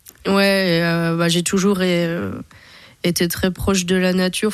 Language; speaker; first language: French; native; French